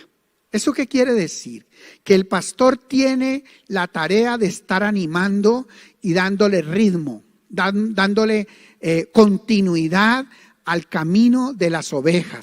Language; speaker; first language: Spanish; native; Spanish